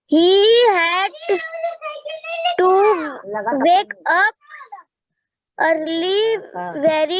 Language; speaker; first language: English; non-native, learner; Hindi